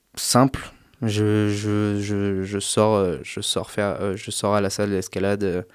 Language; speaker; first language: French; native; French